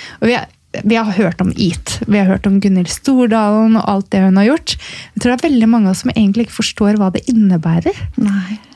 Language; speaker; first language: Norwegian; native; Norwegian